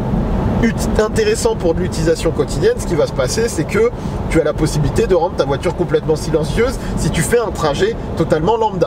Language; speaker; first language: French; native; French